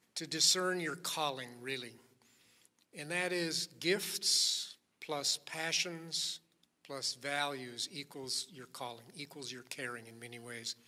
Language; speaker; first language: English; native; English